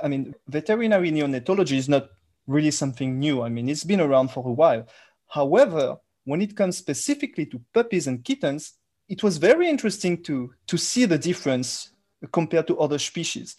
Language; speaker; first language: English; non-native, fluent; French